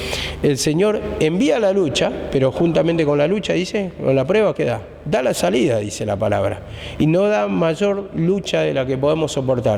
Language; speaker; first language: Spanish; native; Spanish